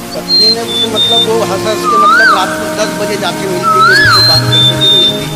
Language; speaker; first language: Hindi; native; Hindi